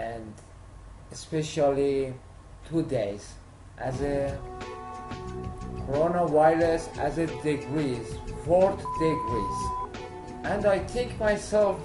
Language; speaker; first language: English; non-native, learner; Persian